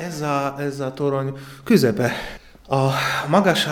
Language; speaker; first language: Hungarian; non-native, learner; Slovak